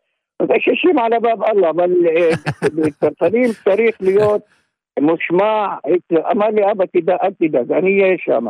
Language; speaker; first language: Hebrew; non-native, local second language; Arabic